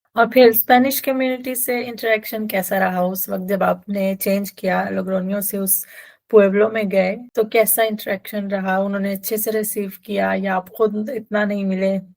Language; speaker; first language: Urdu; native; Urdu